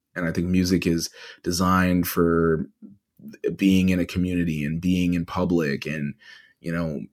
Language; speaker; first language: English; native; English